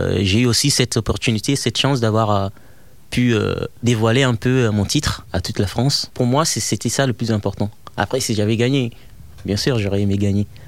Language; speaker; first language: French; non-native, fluent; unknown